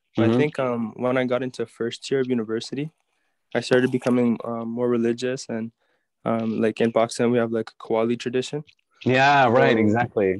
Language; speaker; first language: English; native; English